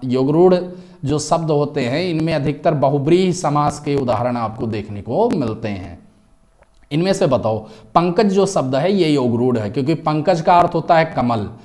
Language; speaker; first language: Hindi; native; Hindi